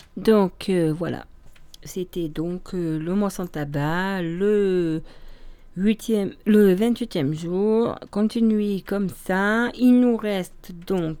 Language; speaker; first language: French; native; French